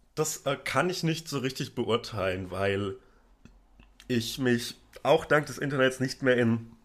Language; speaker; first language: German; native; German